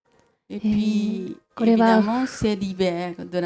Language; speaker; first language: French; non-native, fluent; Japanese